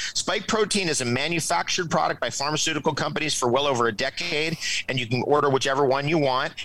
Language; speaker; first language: English; native; English